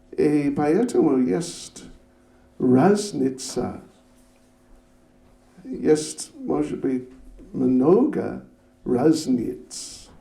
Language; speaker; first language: Russian; non-native, learner; English